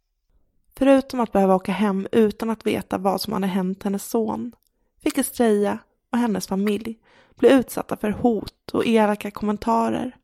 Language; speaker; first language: Swedish; native; Swedish